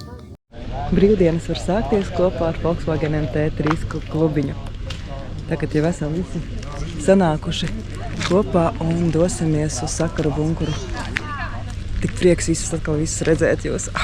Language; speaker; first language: Latvian; native; Latvian